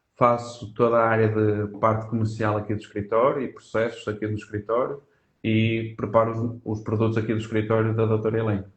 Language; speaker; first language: Portuguese; native; Portuguese